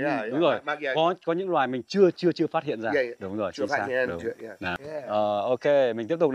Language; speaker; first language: Vietnamese; native; Vietnamese